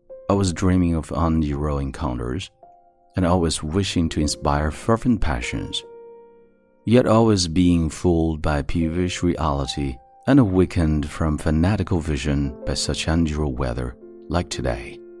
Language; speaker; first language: English; non-native, fluent; Chinese